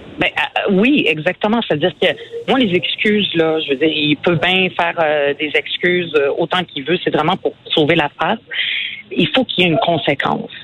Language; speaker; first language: French; early bilingual, other home language; Arabic